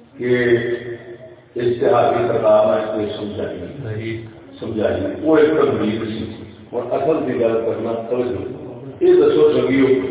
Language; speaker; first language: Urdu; non-native, local second language; Punjabi